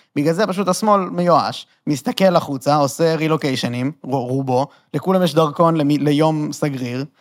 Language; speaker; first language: Hebrew; native; Hebrew